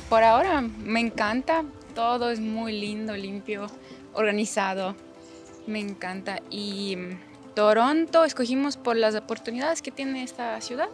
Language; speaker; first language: Spanish; non-native, fluent; Ukrainian